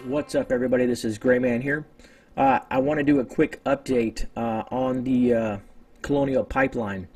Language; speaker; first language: English; native; English